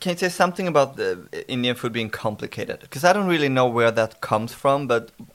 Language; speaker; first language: English; non-native, fluent; Swedish